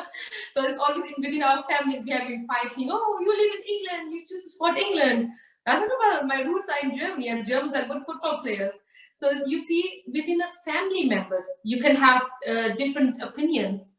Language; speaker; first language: English; early bilingual, other home language; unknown